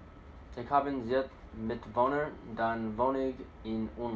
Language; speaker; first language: German; non-native, learner; English